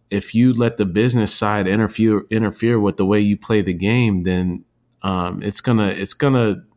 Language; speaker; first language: English; native; English